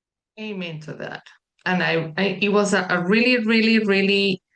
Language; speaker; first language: English; non-native, fluent; Spanish